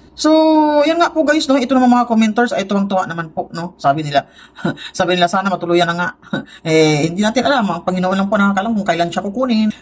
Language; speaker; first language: Filipino; non-native, local second language; Cebuano